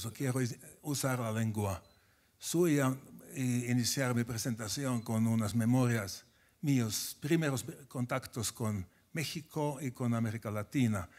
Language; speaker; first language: Spanish; non-native, fluent; Finnish